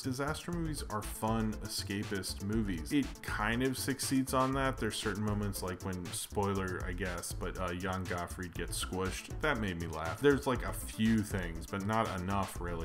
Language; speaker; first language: English; native; English